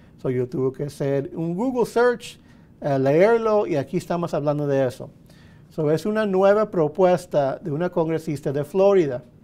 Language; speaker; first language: Spanish; early bilingual, heritage; Spanish